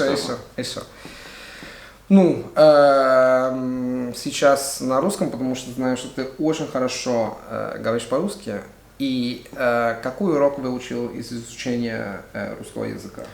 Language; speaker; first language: Russian; non-native, fluent; Italian